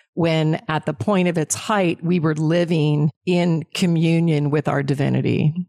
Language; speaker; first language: English; native; English